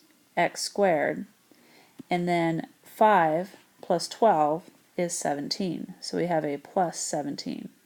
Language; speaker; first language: English; native; English